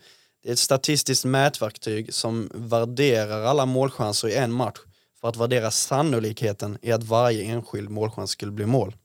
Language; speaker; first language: Swedish; native; Swedish